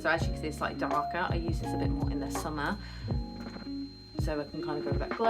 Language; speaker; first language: English; native; English